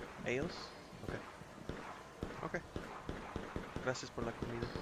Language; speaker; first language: Spanish; non-native, learner; English